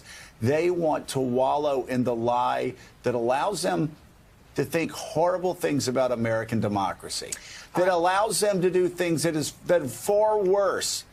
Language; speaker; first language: English; native; English